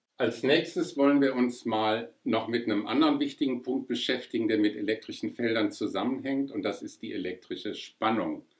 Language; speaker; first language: German; native; German